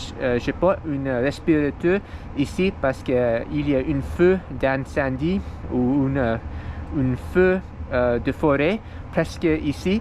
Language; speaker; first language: French; non-native, learner; English